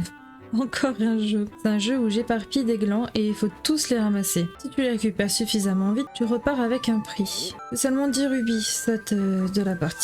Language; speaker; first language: French; native; French